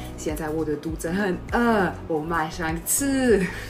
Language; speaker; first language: Chinese; non-native, learner; Hungarian